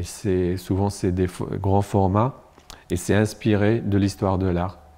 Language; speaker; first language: French; non-native, local second language; Arabic